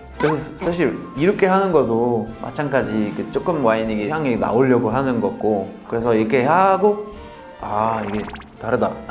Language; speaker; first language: Korean; non-native, fluent; French